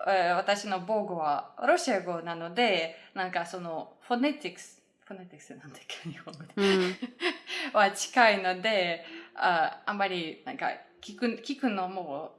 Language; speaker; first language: Japanese; non-native, fluent; Russian